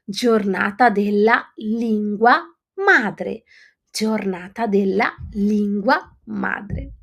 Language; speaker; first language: Italian; non-native, fluent; Bangla